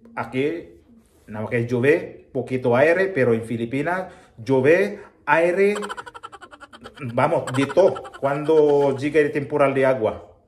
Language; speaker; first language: Spanish; non-native, learner; Filipino